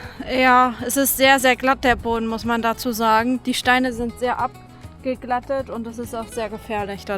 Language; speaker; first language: German; native; German